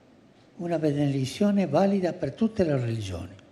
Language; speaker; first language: Italian; early bilingual, heritage; Spanish